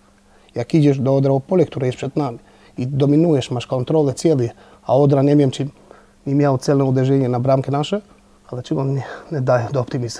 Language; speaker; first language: Polish; non-native, fluent; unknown